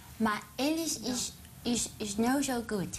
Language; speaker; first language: English; non-native, learner; Dutch